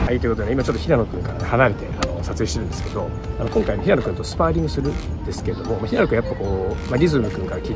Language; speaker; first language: Japanese; native; Japanese